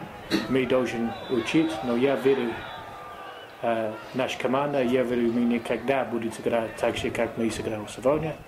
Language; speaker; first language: Russian; non-native, learner; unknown